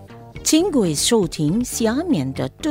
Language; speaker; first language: Chinese; non-native, fluent; Indonesian